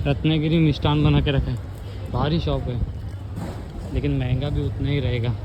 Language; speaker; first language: Hindi; non-native, local second language; Marathi